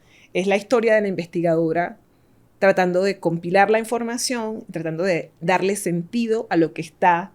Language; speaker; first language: Spanish; native; Spanish